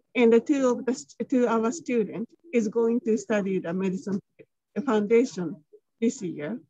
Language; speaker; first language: English; non-native, learner; Japanese